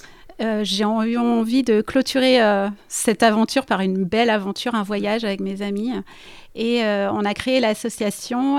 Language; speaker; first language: French; native; French